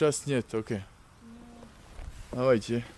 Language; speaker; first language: Russian; non-native, learner; French